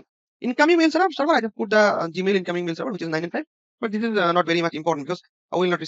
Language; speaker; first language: English; non-native, local second language; Bangla